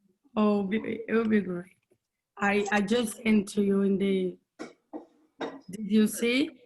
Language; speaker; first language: English; non-native, learner; Portuguese